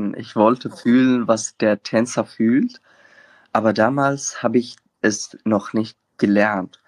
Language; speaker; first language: German; non-native, fluent; Arabic